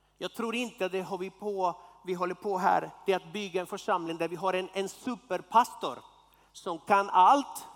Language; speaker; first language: Swedish; non-native, fluent; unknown